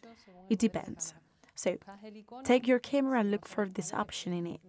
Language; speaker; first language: English; non-native, fluent; Spanish